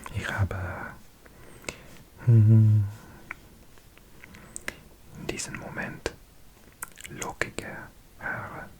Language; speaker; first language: German; non-native, learner; English